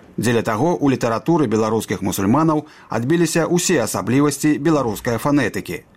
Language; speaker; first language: Belarusian; native; Belarusian